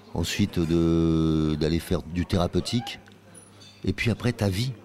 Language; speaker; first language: French; native; French